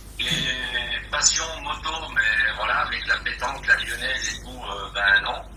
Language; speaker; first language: French; early bilingual, other home language; Portuguese